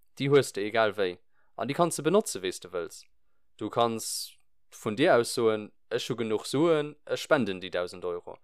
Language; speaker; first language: Luxembourgish; early bilingual, other home language; English